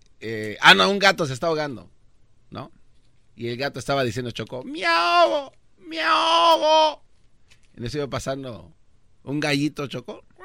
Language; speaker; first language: Spanish; native; Spanish